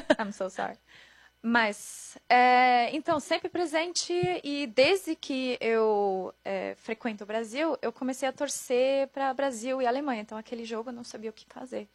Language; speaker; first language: Portuguese; non-native, fluent; German